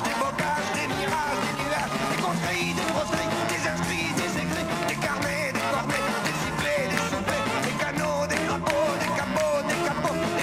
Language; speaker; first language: French; native; French